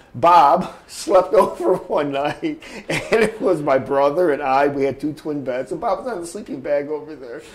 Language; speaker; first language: English; native; English